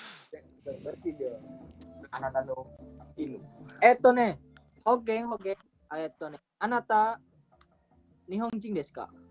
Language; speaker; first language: Japanese; non-native, local second language; Indonesian